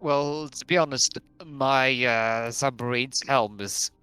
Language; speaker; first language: English; non-native, fluent; Latvian